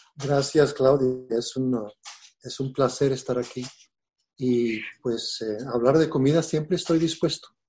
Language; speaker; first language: Spanish; early bilingual, heritage; Spanish